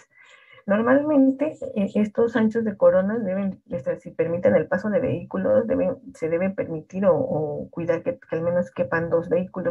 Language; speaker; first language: Spanish; native; Spanish